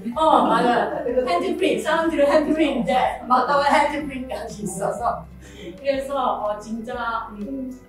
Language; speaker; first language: Korean; non-native, learner; Chinese